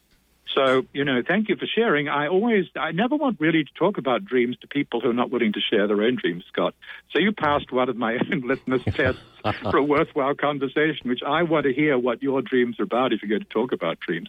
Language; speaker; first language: English; native; English